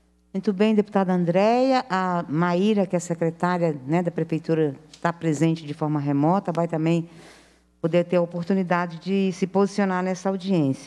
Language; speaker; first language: Portuguese; native; Portuguese